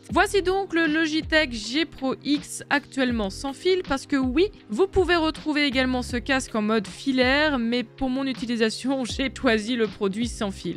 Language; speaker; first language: French; native; French